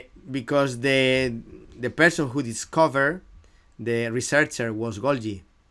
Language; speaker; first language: English; non-native, fluent; Galician